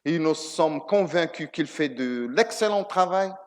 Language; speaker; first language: French; non-native, local second language; Arabic